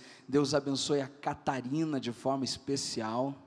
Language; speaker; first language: Portuguese; native; Portuguese